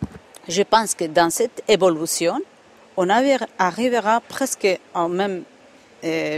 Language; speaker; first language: French; non-native, fluent; Spanish